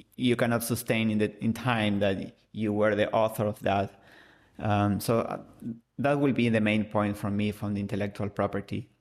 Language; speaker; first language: English; non-native, fluent; Spanish